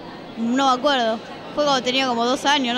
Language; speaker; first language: Spanish; native; Spanish